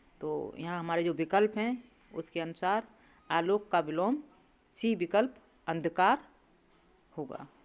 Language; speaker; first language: Hindi; native; Hindi